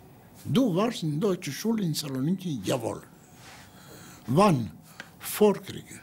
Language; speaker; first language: German; non-native, learner; Ladino